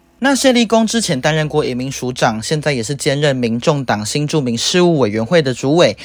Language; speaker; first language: Chinese; early bilingual, other home language; Vietnamese